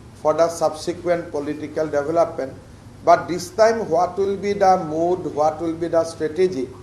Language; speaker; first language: English; non-native, local second language; Assamese